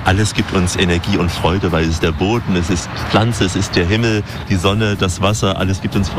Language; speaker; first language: German; native; German